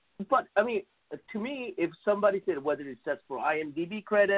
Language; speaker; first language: English; non-native, fluent; Korean